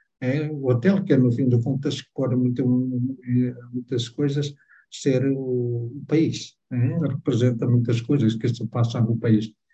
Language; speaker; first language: Portuguese; non-native, local second language; Tetum